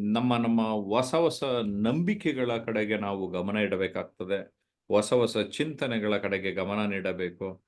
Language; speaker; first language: Kannada; native; Kannada